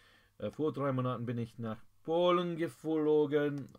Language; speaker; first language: German; non-native, fluent; English